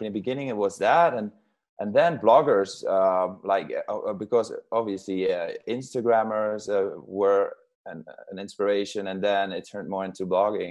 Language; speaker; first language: English; non-native, fluent; Dutch